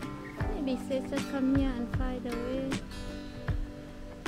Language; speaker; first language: English; non-native, learner; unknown